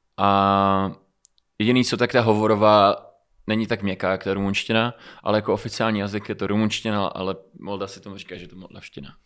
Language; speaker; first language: Czech; early bilingual, other home language; Romanian